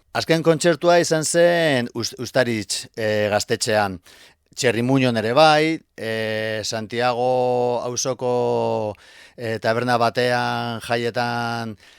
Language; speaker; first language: Basque; non-native, local second language; Spanish